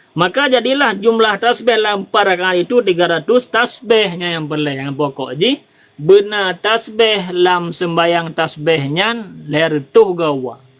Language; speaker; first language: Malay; non-native, local second language; Achinese